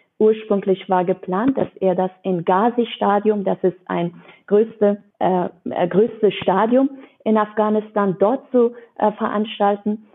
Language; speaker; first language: German; non-native, fluent; Persian